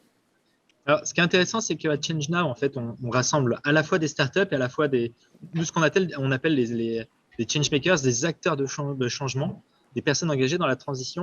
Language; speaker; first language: French; native; French